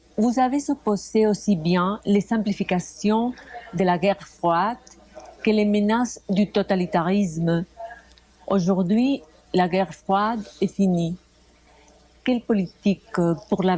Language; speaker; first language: French; non-native, fluent; Spanish